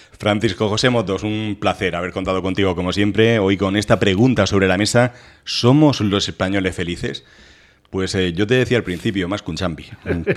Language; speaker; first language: Spanish; native; Spanish